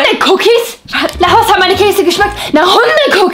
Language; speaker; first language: German; native; German